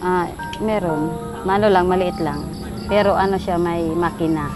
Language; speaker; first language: Filipino; non-native, local second language; Bikol